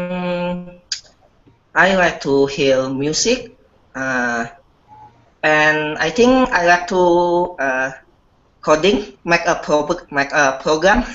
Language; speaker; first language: English; non-native, learner; Indonesian